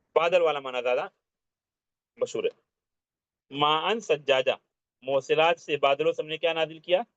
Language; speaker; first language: Urdu; native; Urdu